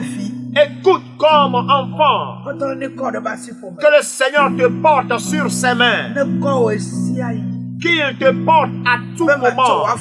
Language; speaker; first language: French; non-native, local second language; Ewe